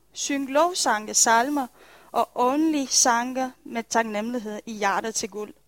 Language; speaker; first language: Danish; non-native, fluent; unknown